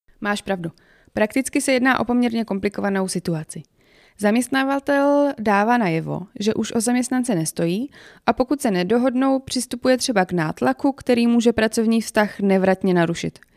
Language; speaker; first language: Czech; native; Czech